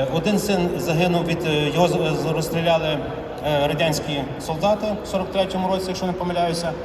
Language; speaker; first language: Ukrainian; native; Ukrainian